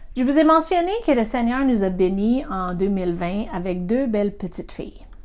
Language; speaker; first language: French; non-native, fluent; English